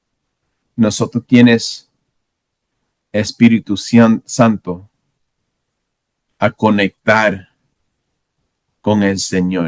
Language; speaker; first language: Spanish; non-native, learner; English